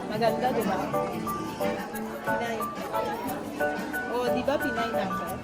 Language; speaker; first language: Filipino; non-native, learner; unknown